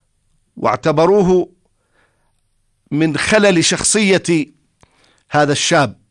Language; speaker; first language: Arabic; native; Arabic